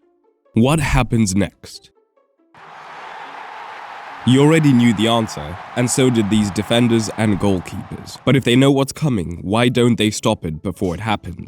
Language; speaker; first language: English; native; English